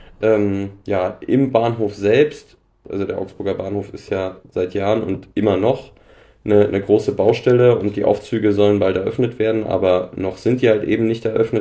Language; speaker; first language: German; native; German